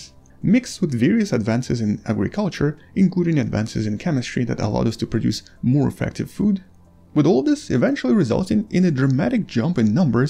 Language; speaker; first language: English; non-native, fluent; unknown